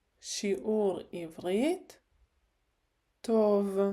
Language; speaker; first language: Hebrew; non-native, fluent; Ukrainian